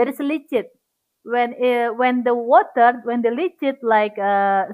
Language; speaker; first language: English; non-native, fluent; Indonesian